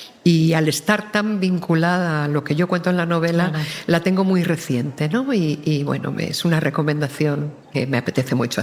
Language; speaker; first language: Spanish; native; Spanish